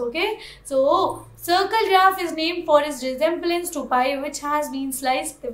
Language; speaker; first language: English; non-native, local second language; Hindi